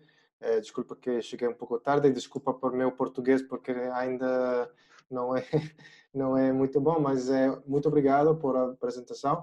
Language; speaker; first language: Portuguese; non-native, learner; Spanish